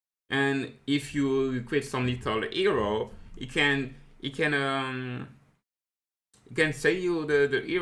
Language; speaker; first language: English; non-native, fluent; French